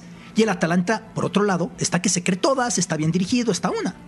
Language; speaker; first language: Spanish; native; Spanish